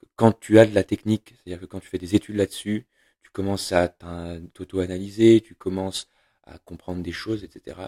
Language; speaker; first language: French; native; French